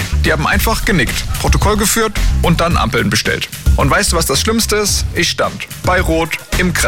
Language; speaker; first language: German; native; German